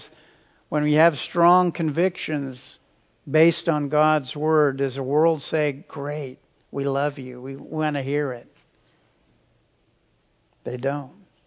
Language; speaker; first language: English; native; English